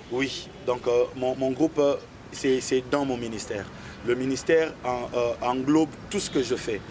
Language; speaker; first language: French; non-native, local second language; Swahili